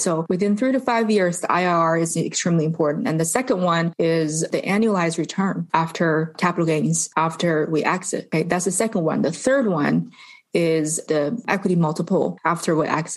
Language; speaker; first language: English; non-native, fluent; Chinese